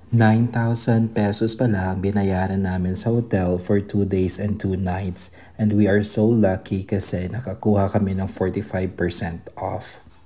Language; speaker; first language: Filipino; native; Filipino